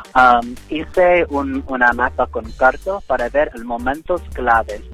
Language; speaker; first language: Spanish; non-native, fluent; English